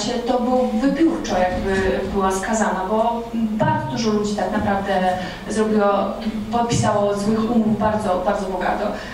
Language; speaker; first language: Polish; non-native, fluent; Ukrainian